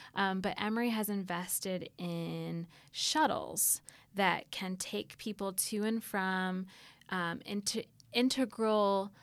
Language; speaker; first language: English; native; English